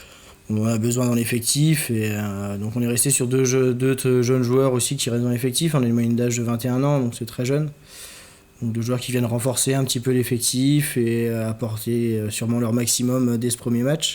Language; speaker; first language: French; native; French